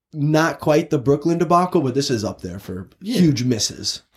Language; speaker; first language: English; native; English